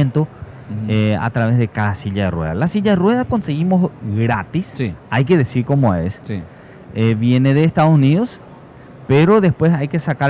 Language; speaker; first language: Spanish; native; Spanish